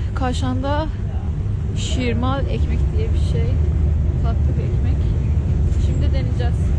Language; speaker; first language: Turkish; non-native, learner; Persian